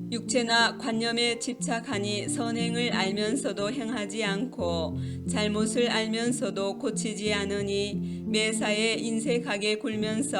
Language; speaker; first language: Korean; native; Korean